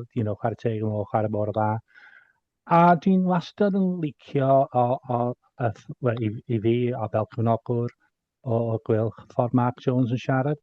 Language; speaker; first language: Welsh; non-native, fluent; English